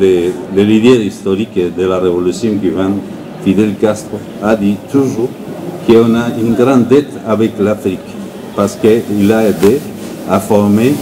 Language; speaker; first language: French; non-native, learner; Spanish